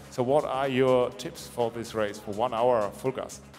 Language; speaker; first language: English; non-native, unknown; German